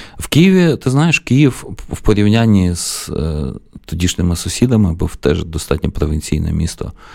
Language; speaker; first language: Ukrainian; non-native, local second language; Russian